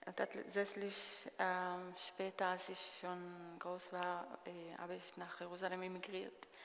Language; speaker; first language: German; non-native, fluent; Hebrew